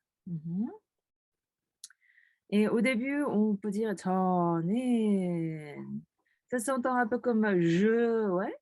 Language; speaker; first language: French; non-native, fluent; Korean